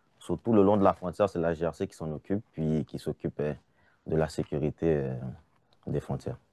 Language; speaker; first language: French; non-native, local second language; Haitian Creole